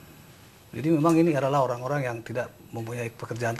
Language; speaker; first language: Indonesian; native; Indonesian